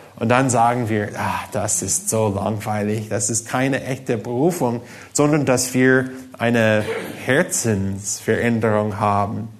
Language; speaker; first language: German; non-native, fluent; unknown